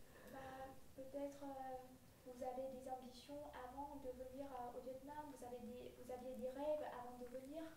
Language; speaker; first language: French; non-native, fluent; Vietnamese